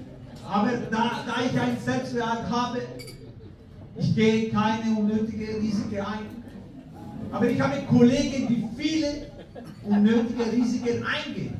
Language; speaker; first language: German; non-native, fluent; Spanish